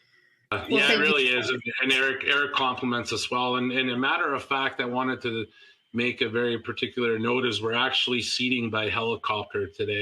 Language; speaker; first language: English; native; English